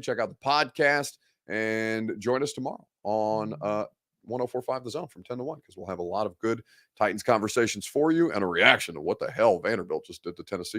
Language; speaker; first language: English; native; English